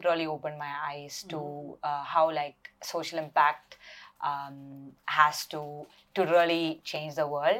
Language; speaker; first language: English; non-native, local second language; Malayalam